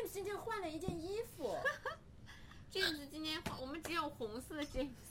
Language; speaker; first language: Chinese; native; Chinese